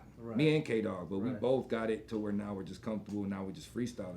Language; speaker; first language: English; native; English